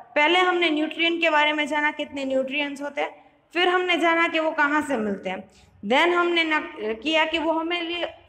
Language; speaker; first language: Hindi; non-native, local second language; Gujarati